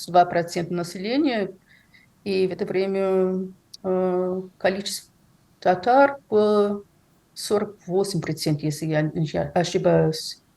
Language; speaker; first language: Russian; non-native, fluent; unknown